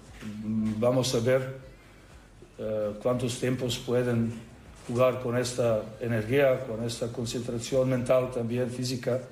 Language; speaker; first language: Spanish; non-native, learner; Serbian